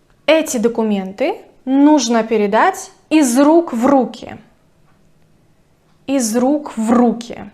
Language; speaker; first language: Russian; native; Russian